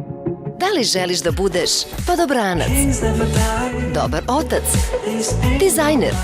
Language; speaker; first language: Serbian; native; Serbian